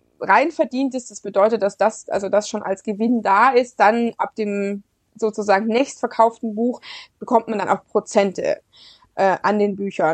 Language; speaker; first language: German; native; German